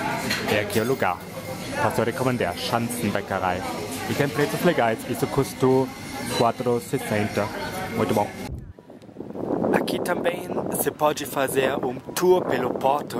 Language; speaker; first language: Portuguese; non-native, fluent; German